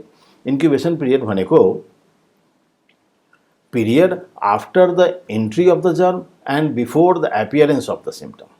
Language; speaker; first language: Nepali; native; Nepali